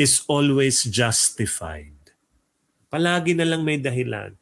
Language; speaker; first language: English; non-native, local second language; Filipino